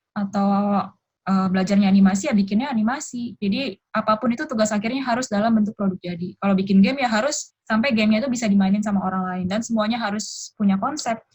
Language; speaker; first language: Indonesian; early bilingual, other home language; Japanese